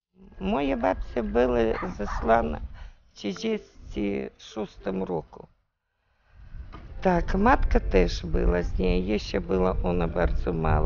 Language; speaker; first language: Ukrainian; early bilingual, heritage; Ukrainian